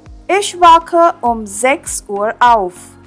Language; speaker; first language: German; non-native, fluent; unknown